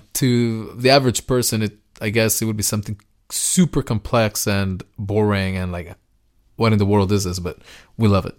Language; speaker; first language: English; early bilingual, other home language; Spanish